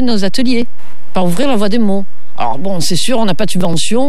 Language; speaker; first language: French; native; French